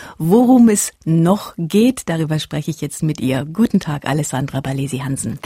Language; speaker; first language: German; native; German